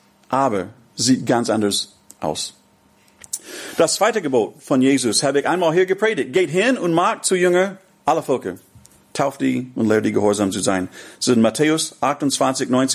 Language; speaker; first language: German; non-native, fluent; English